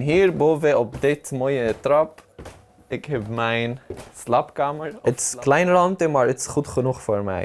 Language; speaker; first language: Dutch; non-native, learner; Arabic